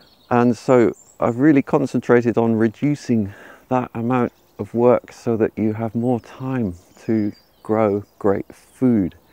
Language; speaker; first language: English; native; English